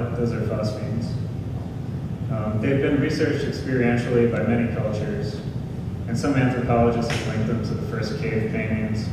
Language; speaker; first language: English; native; English